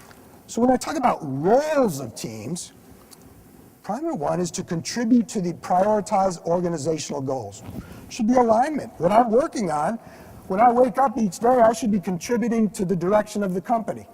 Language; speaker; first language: English; native; English